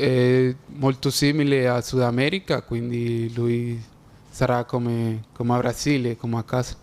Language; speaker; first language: Italian; non-native, fluent; Spanish